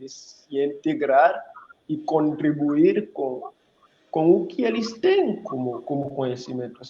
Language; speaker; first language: Portuguese; non-native, local second language; Haitian Creole